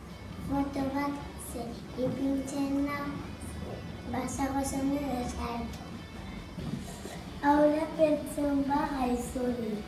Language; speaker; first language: Basque; non-native, local second language; Spanish